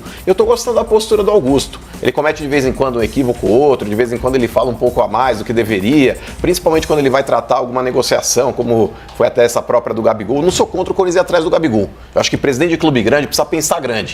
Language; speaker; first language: Portuguese; native; Portuguese